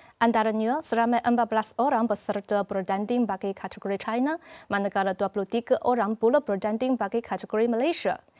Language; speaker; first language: Malay; non-native, fluent; Chinese